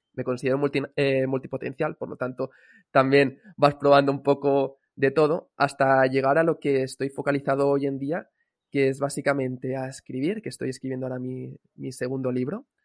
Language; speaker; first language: Spanish; native; Spanish